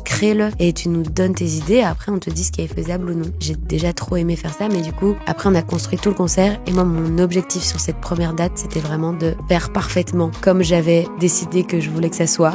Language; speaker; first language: French; native; French